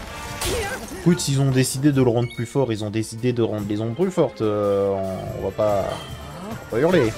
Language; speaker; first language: French; native; French